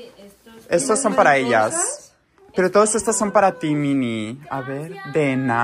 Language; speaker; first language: Spanish; native; Spanish